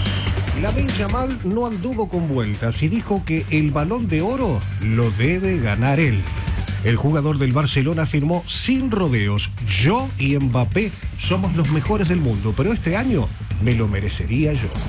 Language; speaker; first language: Spanish; native; Spanish